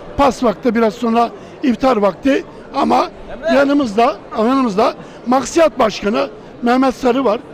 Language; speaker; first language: Turkish; native; Turkish